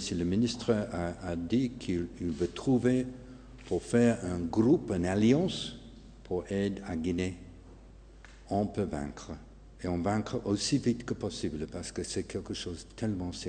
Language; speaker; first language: French; non-native, fluent; English